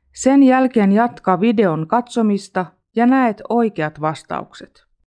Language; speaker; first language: Finnish; non-native, fluent; Russian